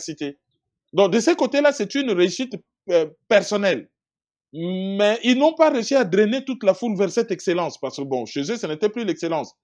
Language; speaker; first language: French; non-native, local second language; Lingala